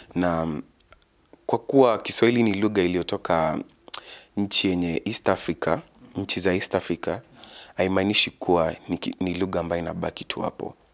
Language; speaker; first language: Swahili; non-native, local second language; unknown